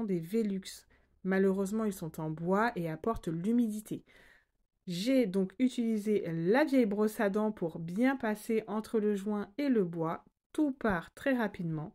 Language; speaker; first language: French; native; French